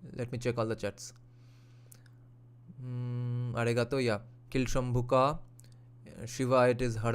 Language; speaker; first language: English; non-native, local second language; Bangla